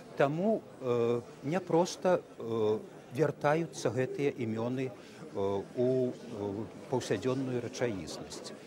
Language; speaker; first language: Belarusian; non-native, local second language; Russian